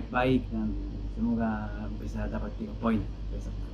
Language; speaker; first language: Indonesian; non-native, learner; Japanese